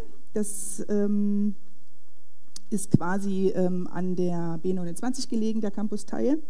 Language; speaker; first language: German; native; German